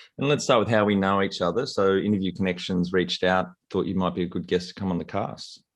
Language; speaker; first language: English; native; English